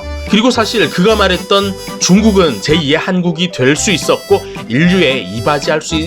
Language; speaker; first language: Korean; native; Korean